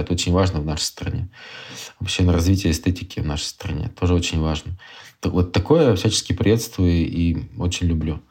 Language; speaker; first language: Russian; native; Russian